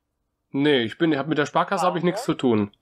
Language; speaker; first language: German; native; German